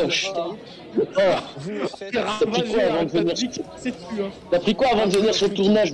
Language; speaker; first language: French; native; French